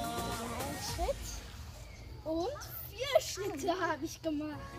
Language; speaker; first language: German; early bilingual, other home language; Turkish